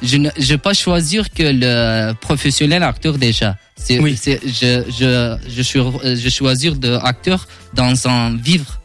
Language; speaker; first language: French; non-native, learner; Kurdish